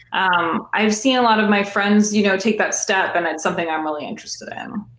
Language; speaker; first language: English; native; English